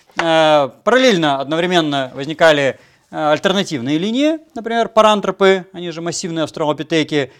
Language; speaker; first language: Russian; native; Russian